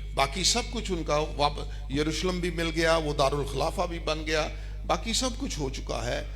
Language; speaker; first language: Urdu; non-native, local second language; Punjabi